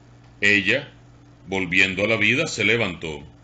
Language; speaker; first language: Spanish; native; Spanish